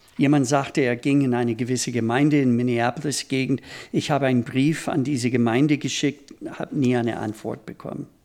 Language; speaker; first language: German; non-native, fluent; English